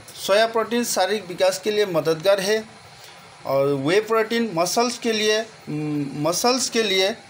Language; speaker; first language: Hindi; non-native, local second language; Assamese